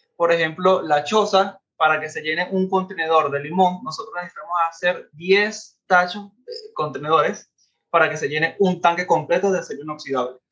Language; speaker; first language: Spanish; native; Spanish